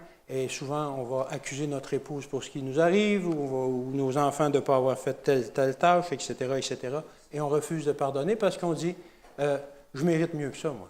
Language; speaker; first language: French; native; French